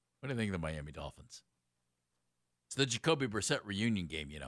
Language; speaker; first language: English; native; English